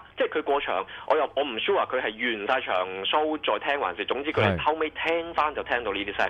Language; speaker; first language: Cantonese; native; Cantonese